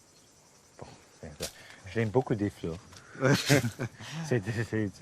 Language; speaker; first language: French; non-native, learner; English